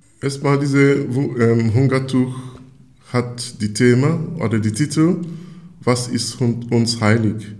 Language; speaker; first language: German; non-native, fluent; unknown